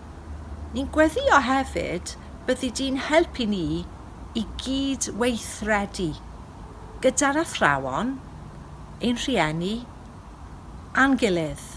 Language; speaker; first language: Welsh; non-native, local second language; English